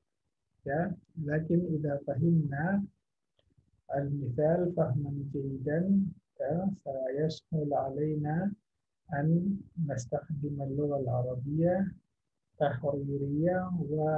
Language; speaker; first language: Arabic; non-native, fluent; Indonesian